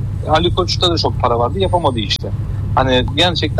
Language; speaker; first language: Turkish; native; Turkish